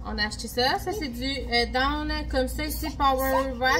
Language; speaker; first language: French; native; French